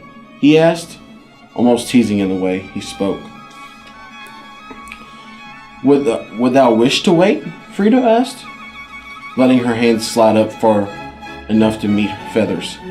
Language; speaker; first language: English; native; English